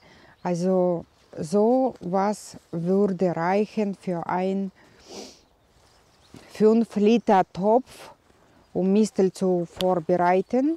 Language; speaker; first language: German; non-native, learner; Russian